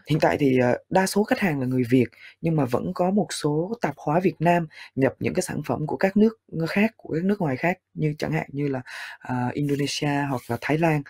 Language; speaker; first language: Vietnamese; native; Vietnamese